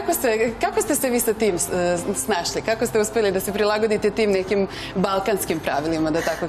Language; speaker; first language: Bosnian; native; Bosnian